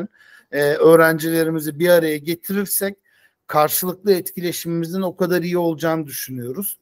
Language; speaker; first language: Turkish; native; Turkish